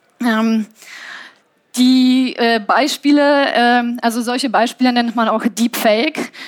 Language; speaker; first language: German; non-native, fluent; Polish